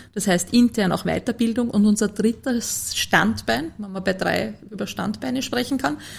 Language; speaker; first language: German; native; German